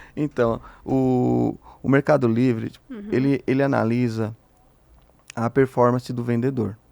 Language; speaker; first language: Portuguese; native; Portuguese